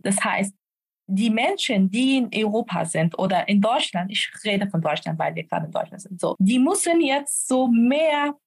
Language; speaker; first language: German; non-native, fluent; Persian